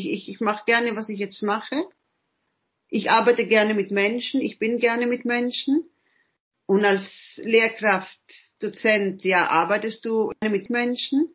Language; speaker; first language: German; early bilingual, other home language; Italian